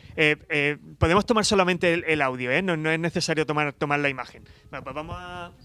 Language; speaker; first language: Spanish; native; Spanish